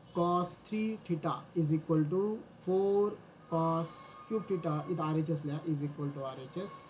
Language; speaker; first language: English; non-native, local second language; Marathi